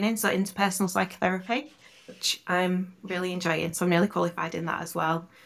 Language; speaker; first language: English; native; English